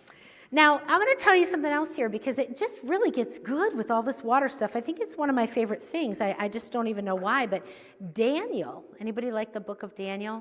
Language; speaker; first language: English; native; English